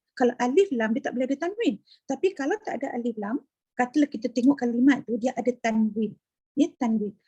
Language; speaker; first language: Malay; native; Malay